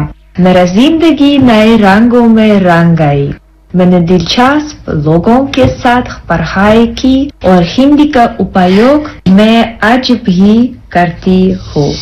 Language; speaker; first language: Hindi; non-native, learner; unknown